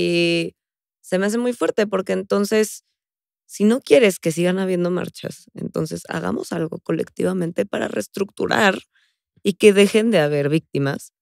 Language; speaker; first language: Spanish; native; Spanish